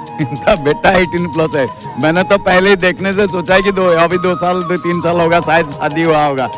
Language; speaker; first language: Hindi; non-native, local second language; Odia